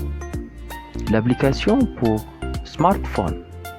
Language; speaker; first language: French; non-native, fluent; Arabic